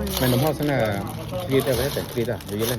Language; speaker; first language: Swedish; non-native, learner; Thai